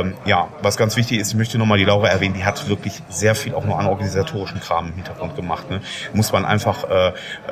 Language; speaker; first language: German; native; German